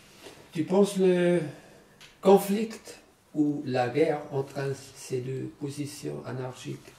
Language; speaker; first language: French; non-native, learner; German